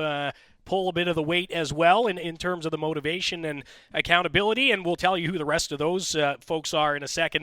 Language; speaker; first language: English; native; English